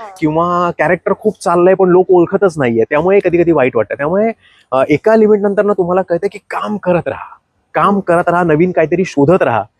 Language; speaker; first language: Marathi; native; Marathi